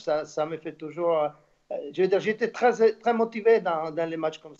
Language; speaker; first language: French; non-native, fluent; Slovak